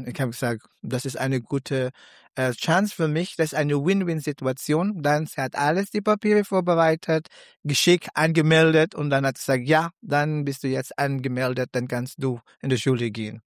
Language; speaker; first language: German; non-native, learner; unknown